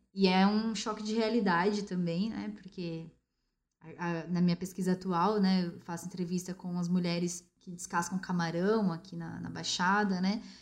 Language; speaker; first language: Portuguese; native; Portuguese